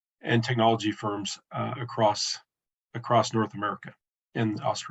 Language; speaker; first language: English; native; English